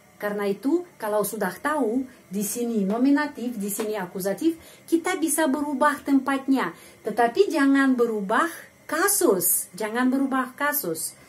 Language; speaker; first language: Indonesian; non-native, fluent; Russian